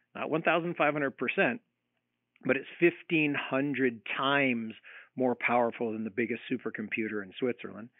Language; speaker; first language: English; native; English